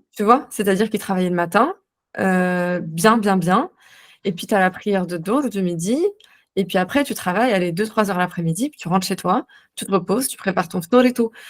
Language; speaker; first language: French; non-native, local second language; Arabic